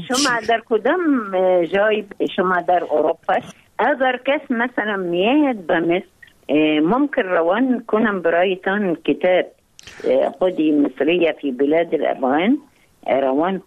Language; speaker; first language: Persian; non-native, learner; Arabic